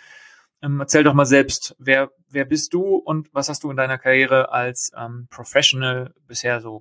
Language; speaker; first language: German; native; German